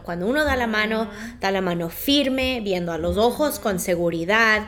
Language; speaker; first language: Spanish; early bilingual, heritage; Spanish